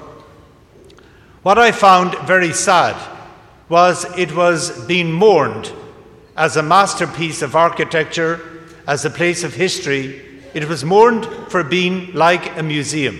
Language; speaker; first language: English; native; English